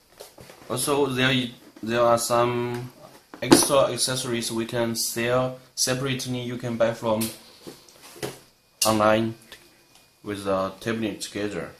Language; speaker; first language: English; non-native, learner; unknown